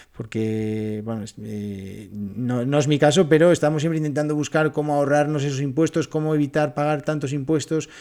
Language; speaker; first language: Spanish; native; Spanish